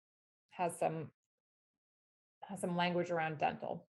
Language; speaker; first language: English; native; English